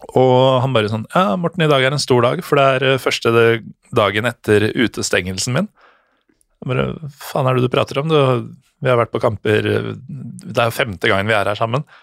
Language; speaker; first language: Norwegian; native; Norwegian